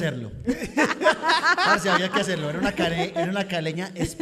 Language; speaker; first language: Spanish; native; Spanish